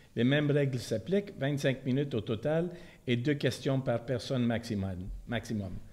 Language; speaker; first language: French; non-native, local second language; English